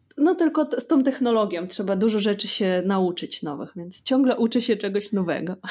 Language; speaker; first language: Polish; non-native, fluent; Russian